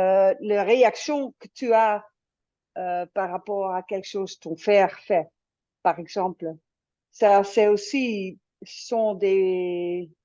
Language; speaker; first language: French; non-native, fluent; Dutch